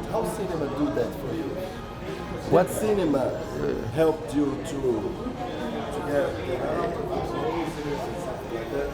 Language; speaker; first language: English; non-native, learner; Portuguese